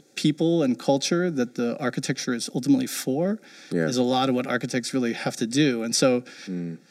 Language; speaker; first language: English; early bilingual, heritage; German